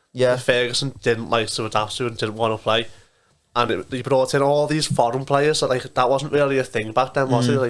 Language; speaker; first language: English; native; English